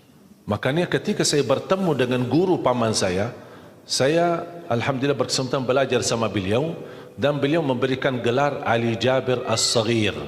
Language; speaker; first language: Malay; non-native, fluent; Arabic